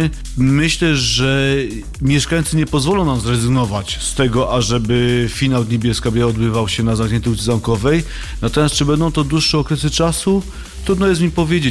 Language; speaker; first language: Polish; native; Polish